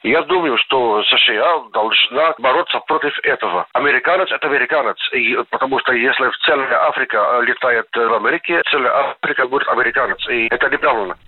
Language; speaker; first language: Russian; non-native, fluent; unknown